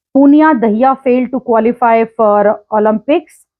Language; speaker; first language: English; non-native, local second language; Hindi